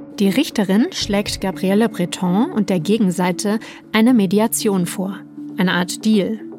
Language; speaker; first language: German; native; German